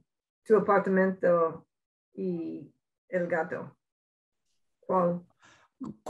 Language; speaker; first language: Spanish; non-native, learner; English